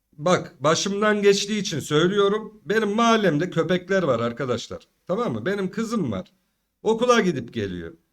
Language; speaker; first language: Turkish; early bilingual, heritage; Turkish